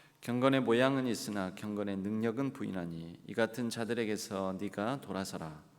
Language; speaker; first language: Korean; native; Korean